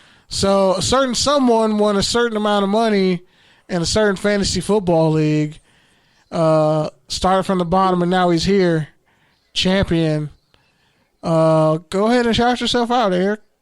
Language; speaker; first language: English; native; English